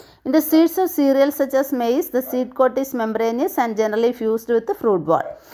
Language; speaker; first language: English; non-native, local second language; Malayalam